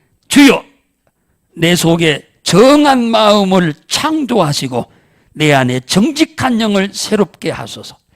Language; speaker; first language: Korean; native; Korean